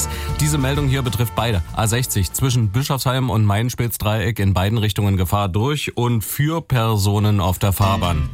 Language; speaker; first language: German; native; German